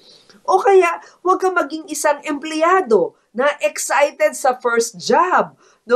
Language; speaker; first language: Filipino; native; Filipino